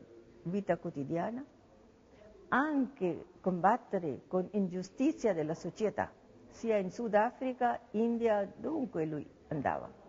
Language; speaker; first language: Italian; non-native, learner; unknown